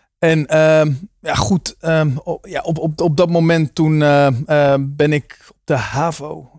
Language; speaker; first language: Dutch; native; Dutch